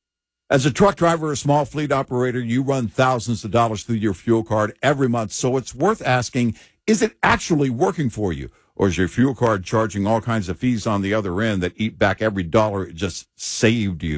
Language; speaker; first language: English; native; English